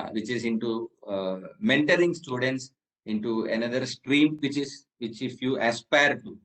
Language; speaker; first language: English; non-native, local second language; Malayalam